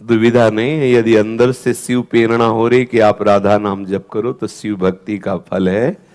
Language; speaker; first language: Hindi; native; Hindi